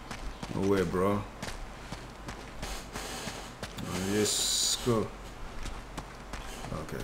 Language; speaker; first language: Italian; early bilingual, heritage; Italian